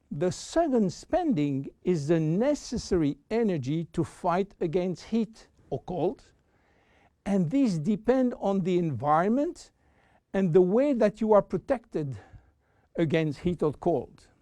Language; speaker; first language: English; non-native, fluent; French